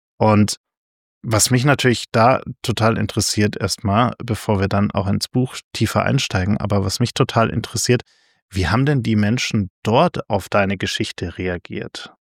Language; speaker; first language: German; native; German